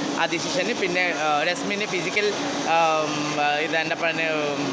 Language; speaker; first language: Malayalam; non-native, fluent; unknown